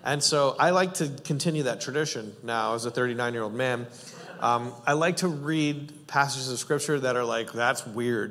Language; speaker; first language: English; native; English